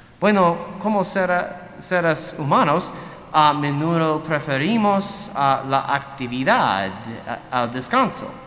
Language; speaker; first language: Spanish; non-native, learner; English